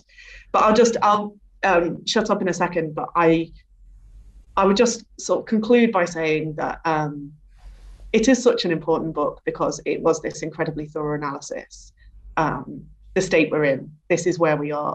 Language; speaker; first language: English; native; English